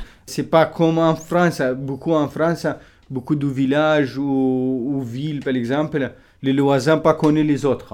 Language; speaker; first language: French; non-native, learner; Kurdish